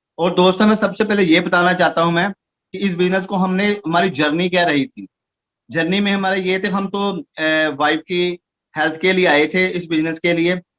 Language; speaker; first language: Hindi; non-native, local second language; Punjabi